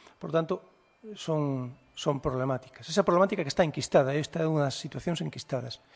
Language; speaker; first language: Galician; native; Galician